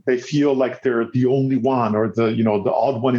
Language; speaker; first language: English; non-native, fluent; Italian